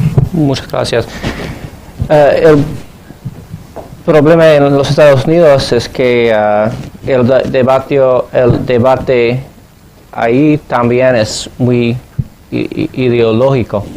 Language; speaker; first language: Spanish; non-native, fluent; English